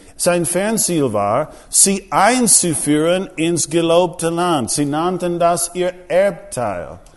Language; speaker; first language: German; non-native, fluent; English